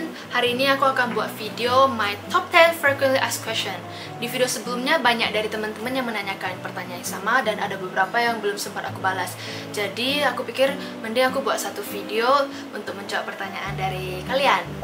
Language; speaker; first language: Indonesian; non-native, local second language; Min Nan Chinese